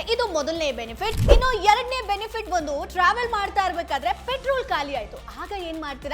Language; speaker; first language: Kannada; native; Kannada